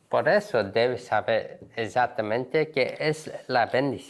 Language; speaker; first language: Spanish; non-native, learner; Korean